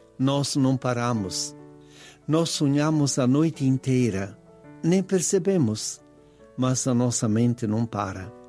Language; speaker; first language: Portuguese; non-native, fluent; Italian